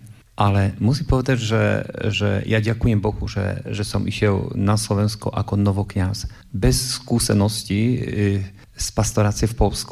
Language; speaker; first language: Slovak; non-native, fluent; Polish